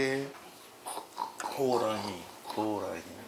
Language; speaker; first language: Korean; non-native, learner; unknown